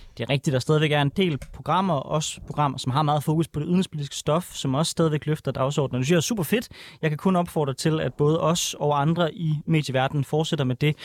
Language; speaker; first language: Danish; native; Danish